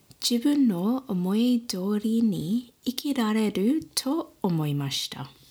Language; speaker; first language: Japanese; non-native, learner; English